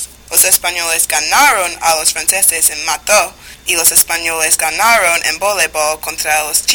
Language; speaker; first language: Spanish; non-native, learner; English